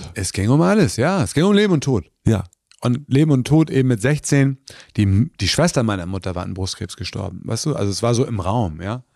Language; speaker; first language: German; early bilingual, other home language; Turkish